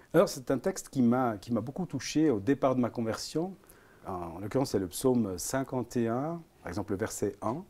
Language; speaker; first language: French; early bilingual, other home language; Italian